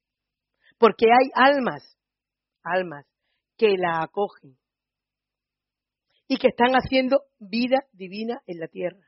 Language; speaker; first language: Spanish; native; Spanish